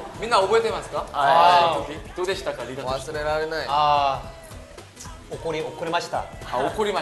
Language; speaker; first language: Japanese; non-native, learner; Korean